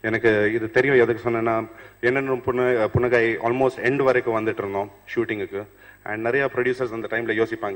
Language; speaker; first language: Tamil; non-native, fluent; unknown